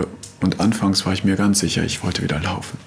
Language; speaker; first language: German; native; German